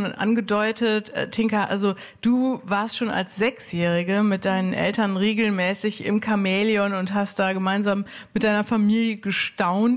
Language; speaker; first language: German; native; German